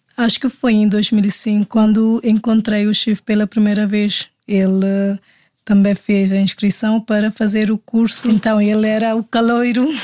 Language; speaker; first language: Portuguese; non-native, fluent; Hindi